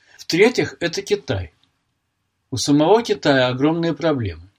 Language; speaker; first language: Russian; native; Russian